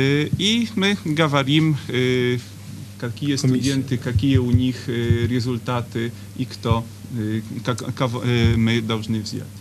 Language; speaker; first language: Russian; non-native, fluent; Polish